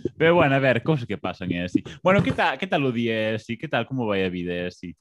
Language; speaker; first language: Galician; non-native, local second language; Spanish